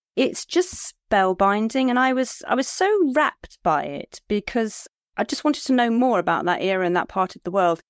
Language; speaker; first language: English; native; English